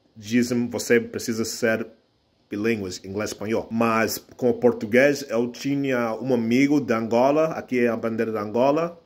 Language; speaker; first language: Portuguese; non-native, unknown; English